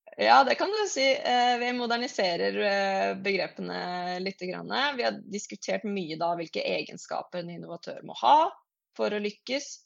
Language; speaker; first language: Norwegian; native; Norwegian